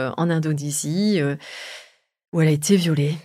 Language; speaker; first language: French; native; French